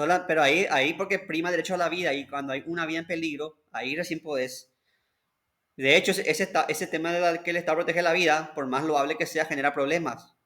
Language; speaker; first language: Spanish; native; Spanish